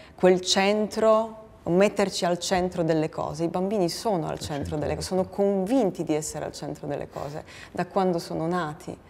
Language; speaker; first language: Italian; non-native, fluent; Polish